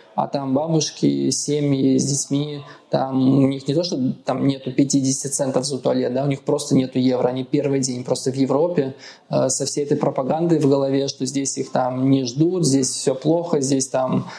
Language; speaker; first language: Russian; native; Russian